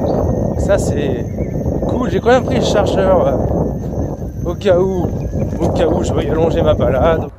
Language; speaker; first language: French; native; French